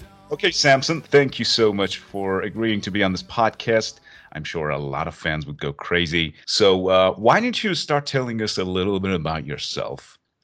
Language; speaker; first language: English; non-native, fluent; Persian